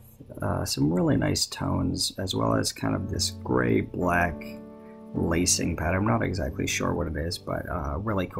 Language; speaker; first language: English; native; English